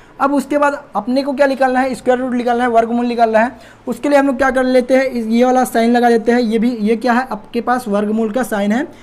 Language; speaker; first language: Hindi; native; Hindi